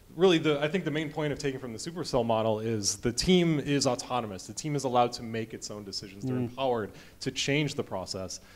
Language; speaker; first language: English; native; English